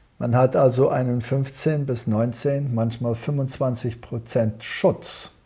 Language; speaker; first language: German; early bilingual, heritage; German